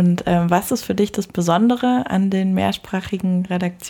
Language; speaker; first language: German; native; German